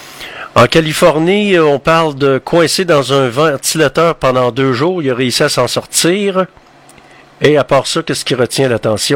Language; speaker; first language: French; native; French